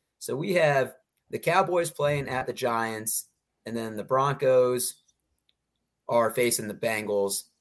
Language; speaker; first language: English; native; English